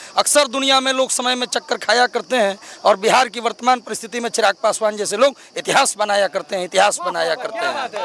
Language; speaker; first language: Hindi; native; Hindi